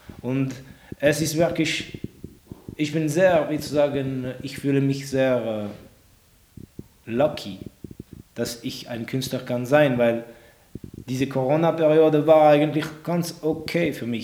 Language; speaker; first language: German; non-native, local second language; French